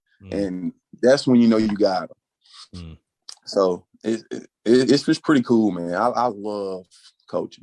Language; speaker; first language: English; native; English